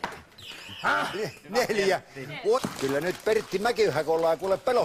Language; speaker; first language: Finnish; native; Finnish